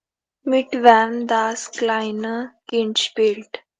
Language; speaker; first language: German; non-native, learner; Hindi